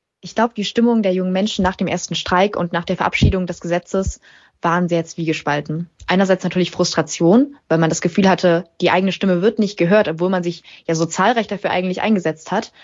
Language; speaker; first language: German; native; German